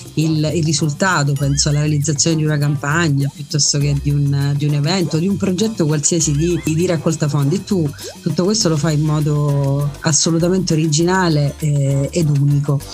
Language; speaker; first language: Italian; native; Italian